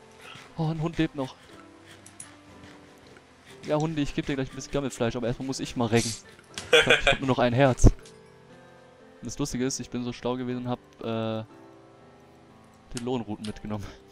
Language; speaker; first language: German; native; German